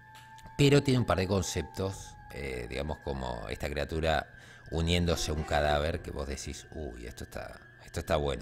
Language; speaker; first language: Spanish; native; Spanish